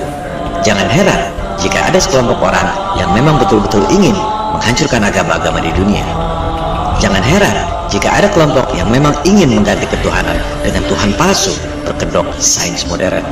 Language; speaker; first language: Indonesian; native; Indonesian